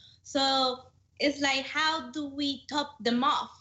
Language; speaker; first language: English; non-native, fluent; Spanish